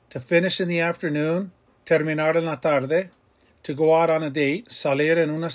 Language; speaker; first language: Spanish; non-native, fluent; English